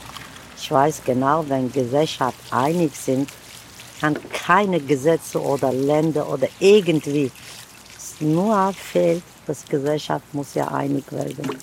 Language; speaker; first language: German; non-native, learner; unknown